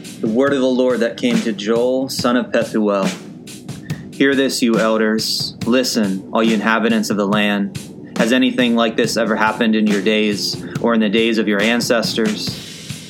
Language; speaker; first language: English; native; English